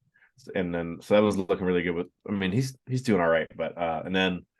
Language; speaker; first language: English; native; English